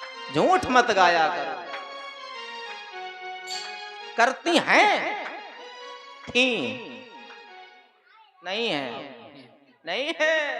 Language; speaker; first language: Hindi; native; Hindi